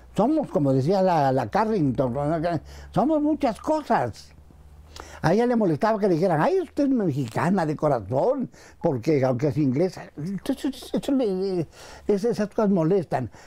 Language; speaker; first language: Spanish; native; Spanish